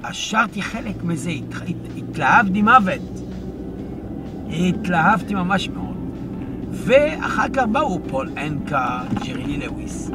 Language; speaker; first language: Hebrew; non-native, fluent; French